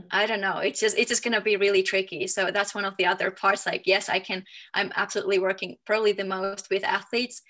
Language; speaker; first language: English; non-native, fluent; Finnish